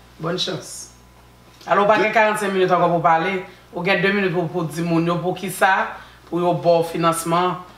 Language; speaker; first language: French; early bilingual, other home language; Haitian Creole